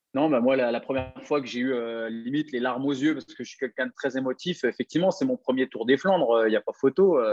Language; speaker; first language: French; native; French